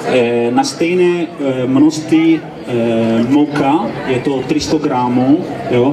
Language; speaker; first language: Czech; non-native, learner; Italian